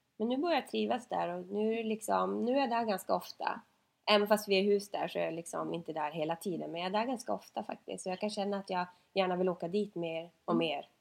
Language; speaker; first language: Swedish; native; Swedish